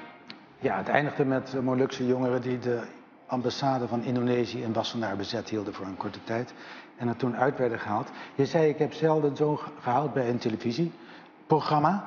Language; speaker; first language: Dutch; native; Dutch